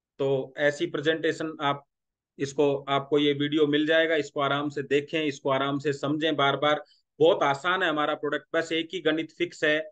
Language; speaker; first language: Hindi; non-native, local second language; Marathi